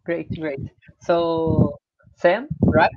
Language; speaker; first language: English; non-native, learner; Portuguese